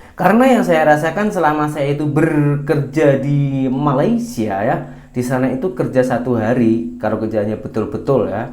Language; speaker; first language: Indonesian; native; Indonesian